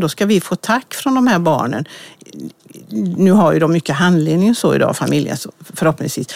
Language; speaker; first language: Swedish; native; Swedish